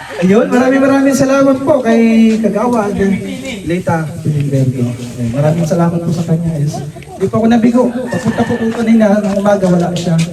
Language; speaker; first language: Filipino; non-native, local second language; Waray